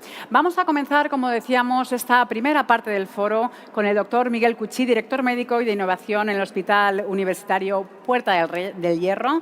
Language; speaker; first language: Spanish; native; Spanish